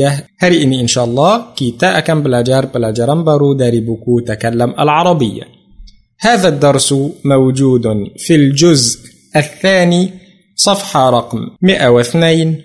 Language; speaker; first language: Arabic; non-native, fluent; Indonesian